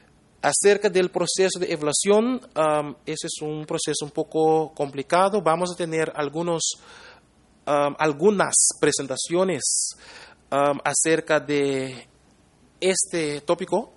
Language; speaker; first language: Spanish; non-native, fluent; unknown